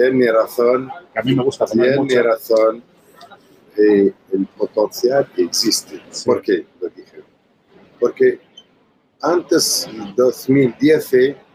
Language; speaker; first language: Spanish; non-native, learner; Arabic